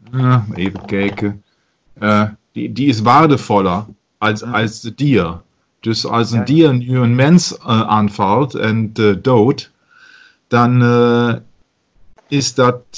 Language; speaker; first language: Dutch; non-native, learner; German